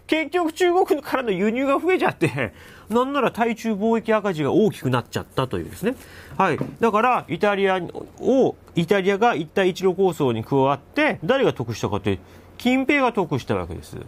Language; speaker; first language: Japanese; native; Japanese